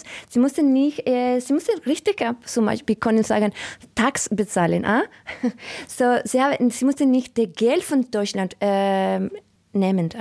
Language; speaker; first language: German; non-native, learner; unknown